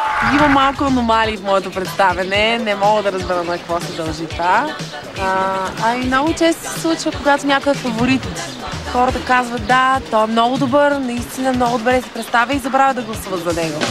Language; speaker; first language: Bulgarian; native; Bulgarian